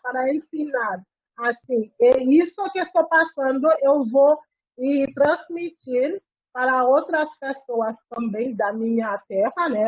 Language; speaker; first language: Portuguese; non-native, fluent; Haitian Creole